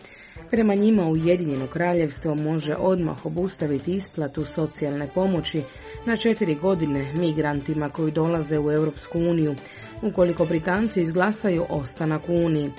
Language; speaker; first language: Croatian; native; Croatian